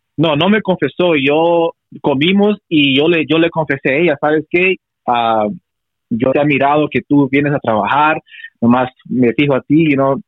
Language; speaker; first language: Spanish; early bilingual, heritage; Spanish